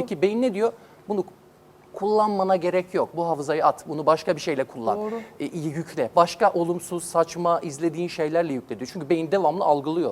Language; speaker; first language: Turkish; native; Turkish